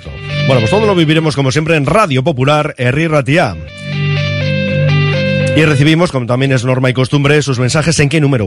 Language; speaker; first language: Spanish; native; Spanish